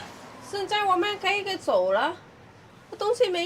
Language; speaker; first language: Chinese; non-native, fluent; Indonesian